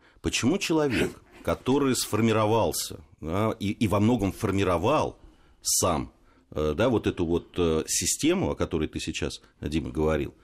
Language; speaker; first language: Russian; native; Russian